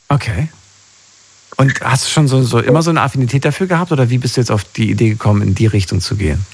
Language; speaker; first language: German; native; German